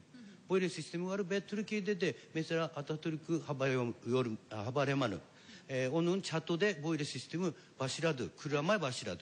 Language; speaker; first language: Turkish; non-native, learner; Japanese